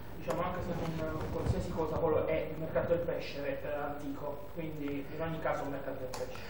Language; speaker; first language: Italian; native; Italian